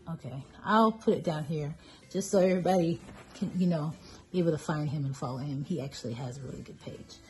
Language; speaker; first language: English; native; English